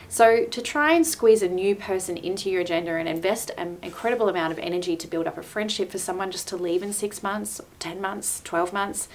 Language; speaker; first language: English; native; English